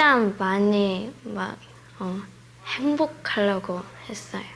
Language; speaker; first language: Korean; early bilingual, heritage; Korean